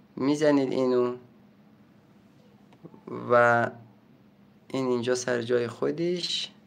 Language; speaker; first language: Persian; native; Persian